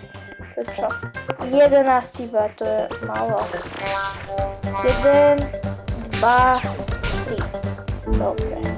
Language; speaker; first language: Slovak; non-native, learner; Ukrainian